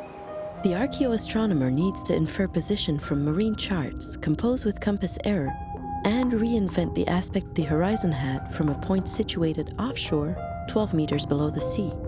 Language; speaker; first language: English; native; English